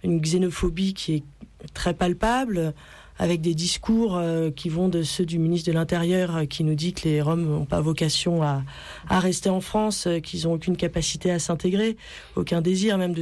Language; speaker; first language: French; native; French